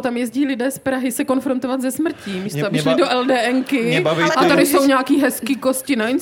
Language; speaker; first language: Czech; native; Czech